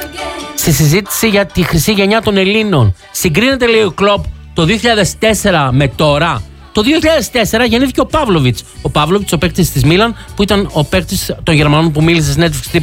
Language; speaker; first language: Greek; native; Greek